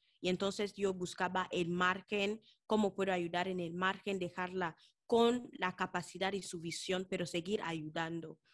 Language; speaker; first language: Spanish; non-native, local second language; Fang